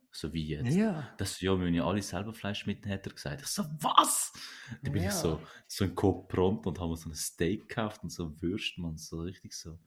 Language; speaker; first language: German; native; German